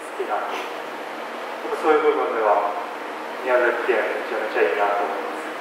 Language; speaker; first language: Japanese; native; Japanese